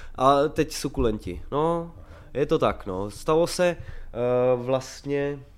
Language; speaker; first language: Czech; native; Czech